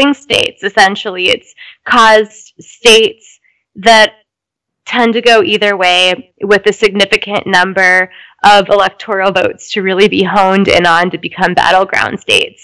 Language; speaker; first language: English; native; English